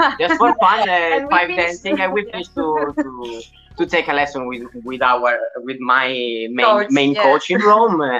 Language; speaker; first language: English; non-native, learner; Italian